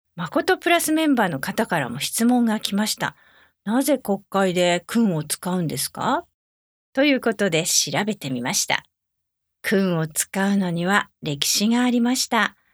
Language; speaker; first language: Japanese; native; Japanese